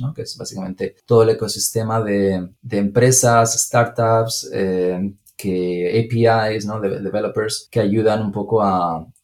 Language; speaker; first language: Spanish; native; Spanish